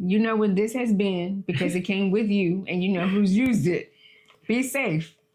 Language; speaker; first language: English; native; English